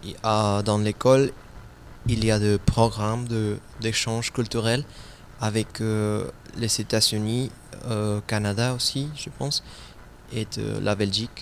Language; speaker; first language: French; non-native, learner; Spanish